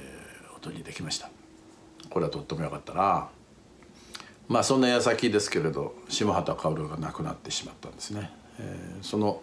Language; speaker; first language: Japanese; native; Japanese